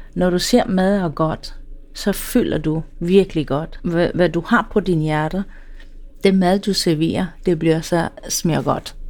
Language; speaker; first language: Danish; non-native, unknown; Swahili